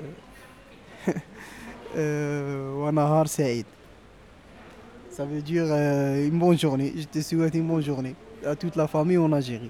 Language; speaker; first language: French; non-native, local second language; Arabic